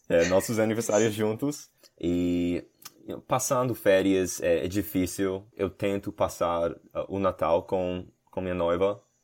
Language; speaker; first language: Portuguese; non-native, learner; English